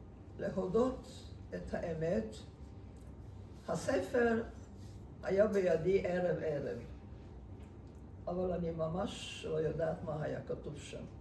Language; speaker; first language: Hebrew; non-native, fluent; Hungarian